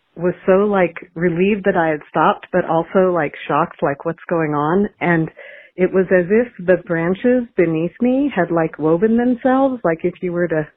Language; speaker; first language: English; native; English